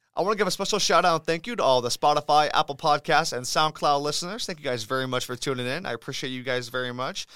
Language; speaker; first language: English; native; English